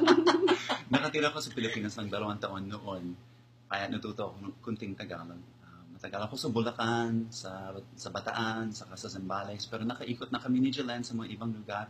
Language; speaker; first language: Filipino; non-native, learner; English